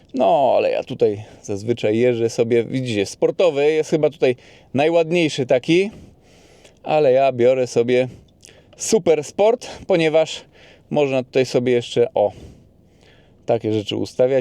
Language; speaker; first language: Polish; native; Polish